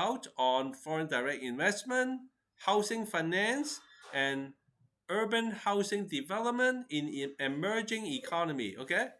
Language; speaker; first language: English; non-native, fluent; Chinese